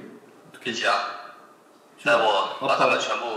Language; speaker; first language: Korean; non-native, learner; Chinese